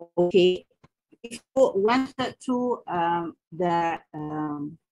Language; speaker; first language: English; non-native, learner; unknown